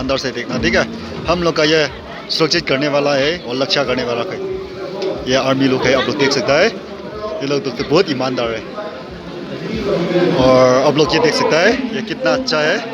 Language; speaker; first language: Hindi; non-native, local second language; Tangkhul Naga (India)